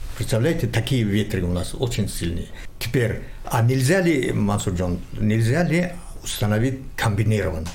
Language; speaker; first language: Russian; non-native, local second language; Tajik